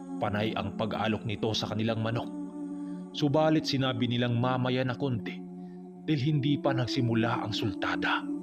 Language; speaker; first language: Filipino; non-native, local second language; Cebuano